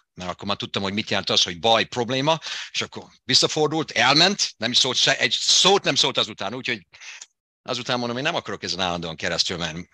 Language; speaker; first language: Hungarian; native; Hungarian